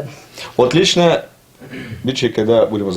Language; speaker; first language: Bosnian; non-native, learner; Russian